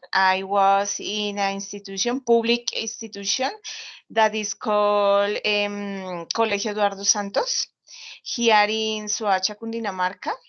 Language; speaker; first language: English; non-native, learner; Spanish